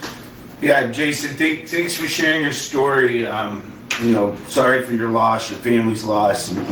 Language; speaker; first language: English; native; English